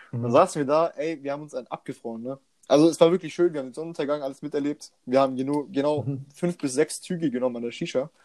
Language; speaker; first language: German; native; German